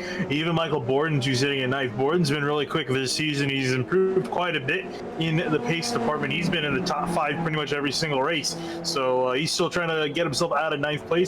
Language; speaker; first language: English; native; English